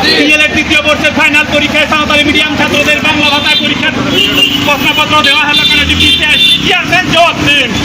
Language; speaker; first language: Bangla; non-native, local second language; Santali